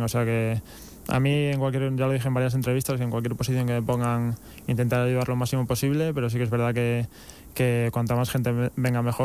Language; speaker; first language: Spanish; native; Spanish